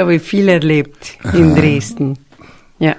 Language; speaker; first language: German; non-native, fluent; Spanish